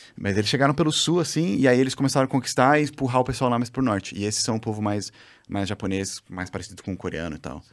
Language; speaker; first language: Portuguese; native; Portuguese